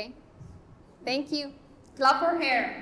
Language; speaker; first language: English; non-native, learner; Arabic